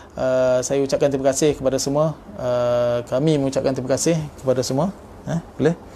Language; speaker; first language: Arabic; non-native, fluent; Malay